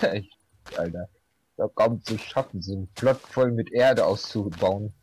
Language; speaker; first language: German; native; German